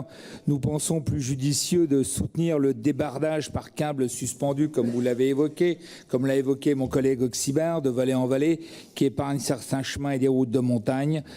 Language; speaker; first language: French; native; French